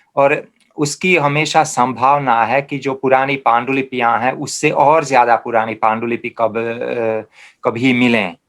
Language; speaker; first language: Hindi; non-native, fluent; Hungarian